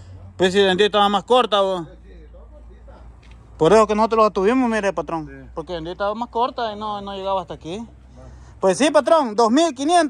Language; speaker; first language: Spanish; native; Spanish